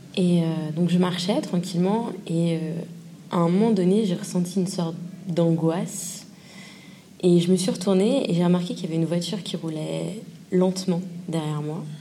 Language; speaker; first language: French; native; French